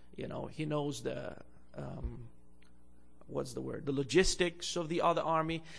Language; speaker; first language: English; non-native, fluent; Bulgarian